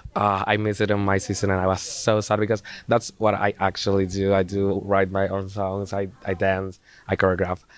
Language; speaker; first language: English; non-native, fluent; Spanish